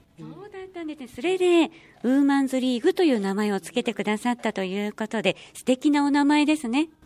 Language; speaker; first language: Japanese; native; Japanese